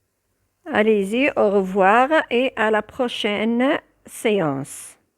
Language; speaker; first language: French; non-native, local second language; Arabic